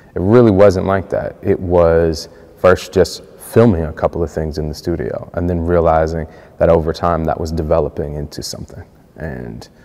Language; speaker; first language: English; native; English